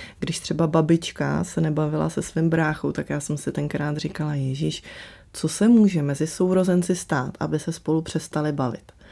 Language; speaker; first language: Czech; early bilingual, other home language; Slovak